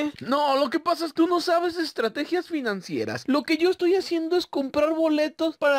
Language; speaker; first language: Spanish; native; Spanish